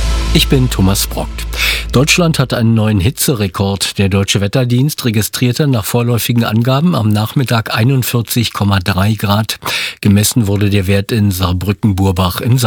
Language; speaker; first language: German; native; German